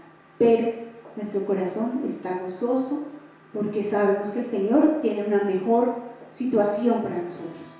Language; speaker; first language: Spanish; native; Spanish